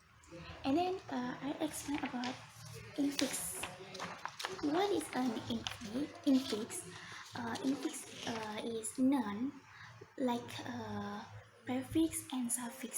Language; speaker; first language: English; non-native, learner; Indonesian